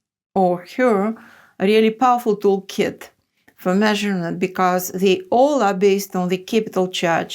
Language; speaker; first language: English; non-native, fluent; Russian